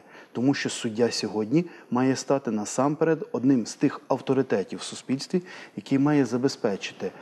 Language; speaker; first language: Ukrainian; native; Ukrainian